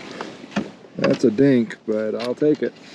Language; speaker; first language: English; native; English